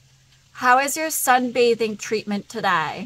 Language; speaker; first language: English; native; English